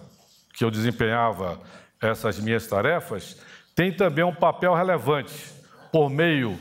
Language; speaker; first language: Portuguese; native; Portuguese